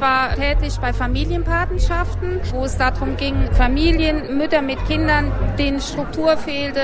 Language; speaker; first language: German; native; German